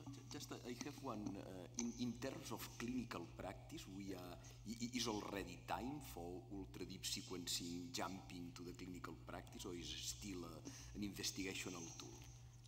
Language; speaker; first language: English; non-native, fluent; Spanish